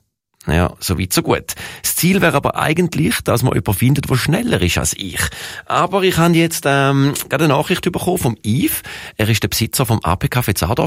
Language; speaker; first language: German; native; German